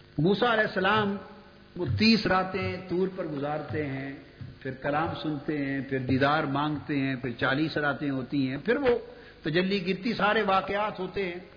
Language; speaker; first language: Urdu; non-native, local second language; Punjabi